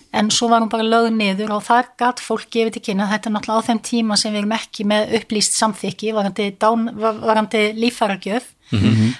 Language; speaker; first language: Icelandic; non-native, fluent; Dutch